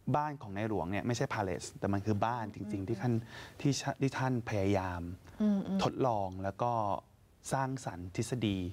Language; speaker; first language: Thai; native; Thai